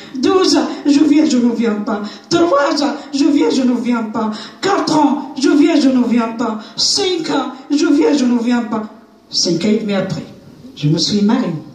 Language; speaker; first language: French; non-native, learner; Arabic